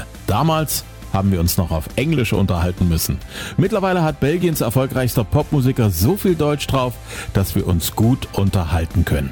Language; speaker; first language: German; native; German